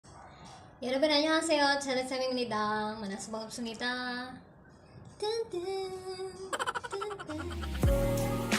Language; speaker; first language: Korean; non-native, fluent; Filipino